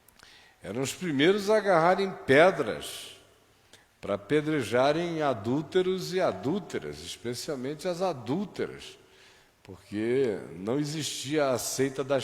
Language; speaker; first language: Portuguese; native; Portuguese